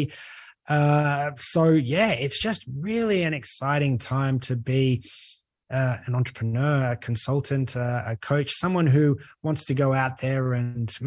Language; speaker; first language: English; native; English